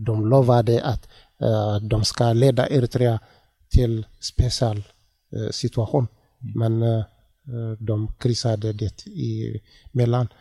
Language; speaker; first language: Swedish; non-native, learner; Tigrinya